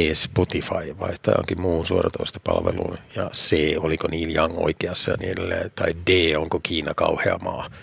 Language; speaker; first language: Finnish; native; Finnish